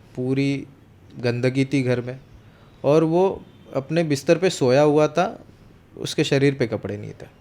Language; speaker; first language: Hindi; non-native, local second language; Marathi